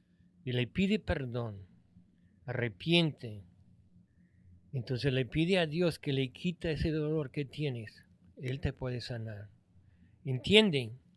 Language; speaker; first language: Spanish; non-native, fluent; English